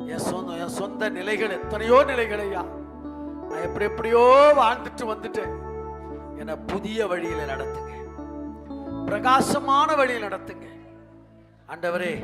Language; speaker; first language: Tamil; native; Tamil